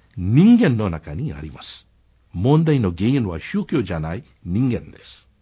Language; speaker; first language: Japanese; non-native, fluent; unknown